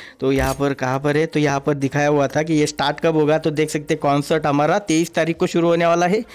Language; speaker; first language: Hindi; non-native, local second language; Marathi